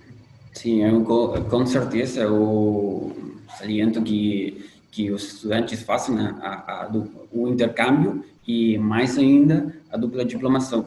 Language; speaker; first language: Portuguese; non-native, fluent; Spanish